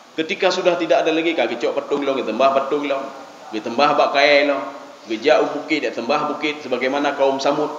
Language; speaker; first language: Malay; non-native, local second language; Achinese